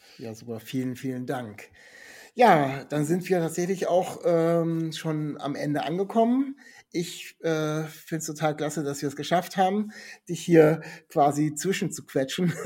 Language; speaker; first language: German; native; German